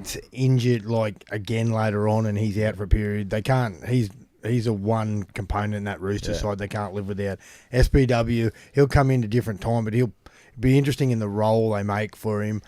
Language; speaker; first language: English; native; English